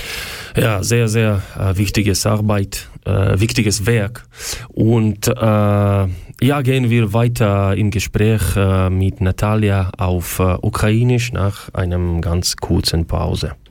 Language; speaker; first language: German; non-native, learner; Ukrainian